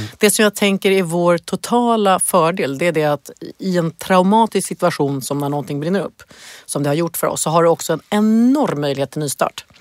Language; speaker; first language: Swedish; native; Swedish